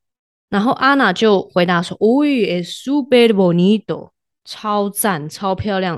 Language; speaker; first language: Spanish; non-native, fluent; Chinese